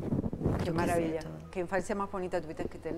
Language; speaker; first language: Spanish; native; Spanish